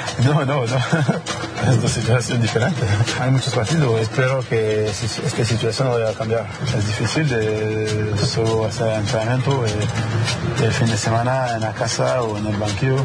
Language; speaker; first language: Spanish; non-native, learner; French